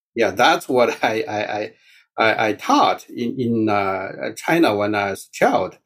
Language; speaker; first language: English; non-native, learner; Chinese